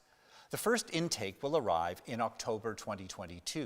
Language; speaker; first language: English; native; English